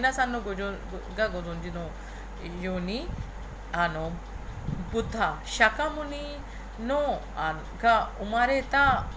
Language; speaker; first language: Japanese; non-native, fluent; Hindi